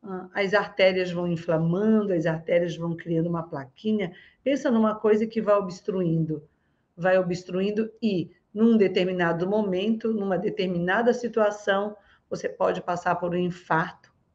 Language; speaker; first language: Portuguese; native; Portuguese